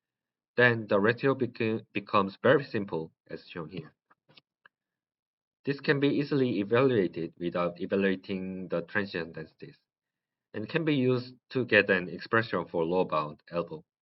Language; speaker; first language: English; non-native, learner; Korean